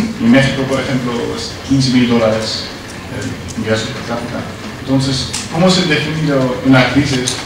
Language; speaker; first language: Spanish; non-native, learner; Dutch